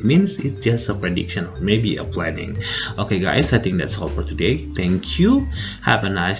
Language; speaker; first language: English; non-native, fluent; Indonesian